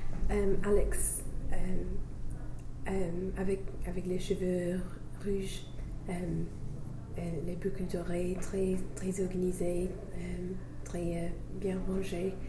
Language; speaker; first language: French; non-native, learner; English